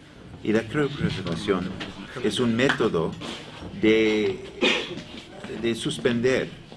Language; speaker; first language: Spanish; non-native, learner; English